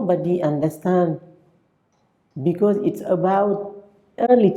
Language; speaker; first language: English; non-native, local second language; French